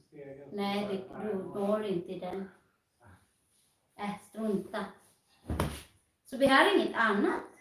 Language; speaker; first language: Swedish; non-native, fluent; Filipino